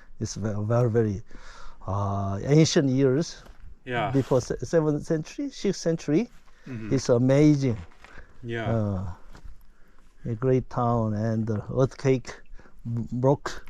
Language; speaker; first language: English; non-native, learner; Korean